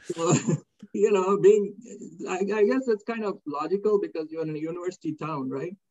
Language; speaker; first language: English; non-native, local second language; Kannada